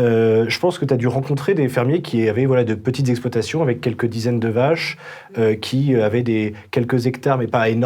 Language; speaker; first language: French; native; French